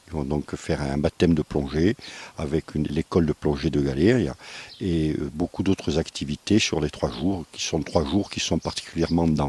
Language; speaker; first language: French; native; French